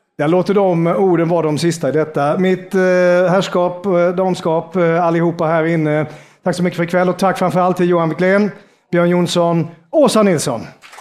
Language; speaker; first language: Swedish; native; Swedish